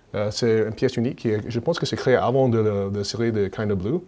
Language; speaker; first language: French; non-native, learner; English